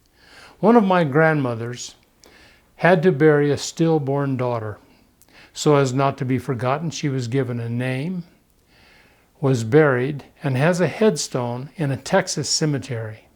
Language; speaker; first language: English; native; English